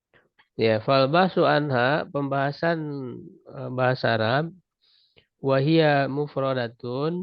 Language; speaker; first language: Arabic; non-native, fluent; Indonesian